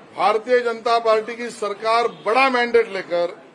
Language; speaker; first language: Hindi; non-native, local second language; Marathi